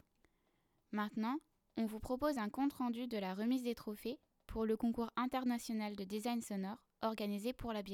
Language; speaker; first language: French; native; French